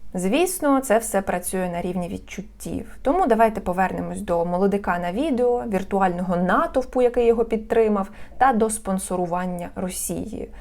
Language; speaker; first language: Ukrainian; non-native, local second language; Russian